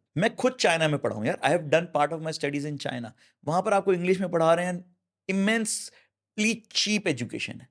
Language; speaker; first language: Hindi; native; Hindi